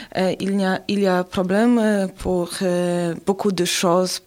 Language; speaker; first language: French; non-native, learner; Polish